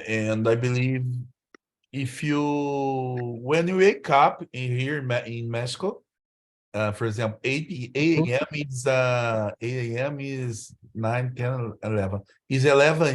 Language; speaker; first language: English; non-native, learner; Portuguese